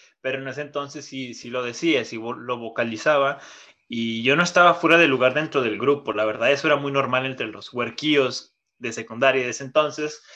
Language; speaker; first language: Spanish; native; Spanish